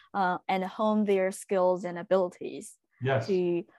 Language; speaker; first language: English; non-native, fluent; Chinese